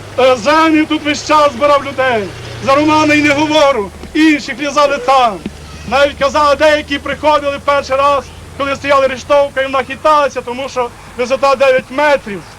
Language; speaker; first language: Ukrainian; native; Ukrainian